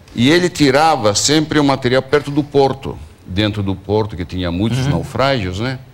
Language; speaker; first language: Portuguese; early bilingual, other home language; Greek